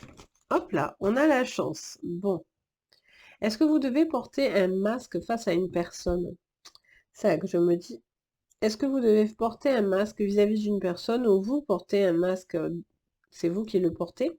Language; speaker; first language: French; native; French